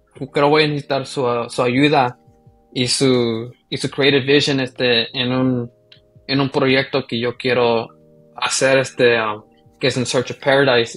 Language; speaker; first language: Spanish; early bilingual, heritage; Spanish